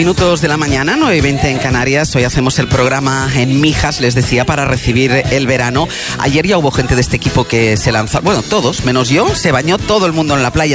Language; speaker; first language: Spanish; native; Spanish